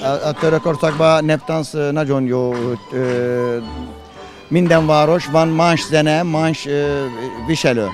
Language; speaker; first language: Hungarian; non-native, learner; Turkish